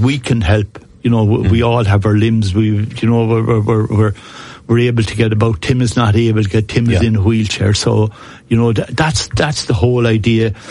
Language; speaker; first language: English; native; English